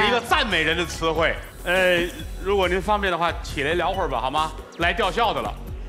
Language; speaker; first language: Chinese; native; Chinese